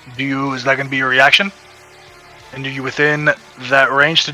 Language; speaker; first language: English; native; English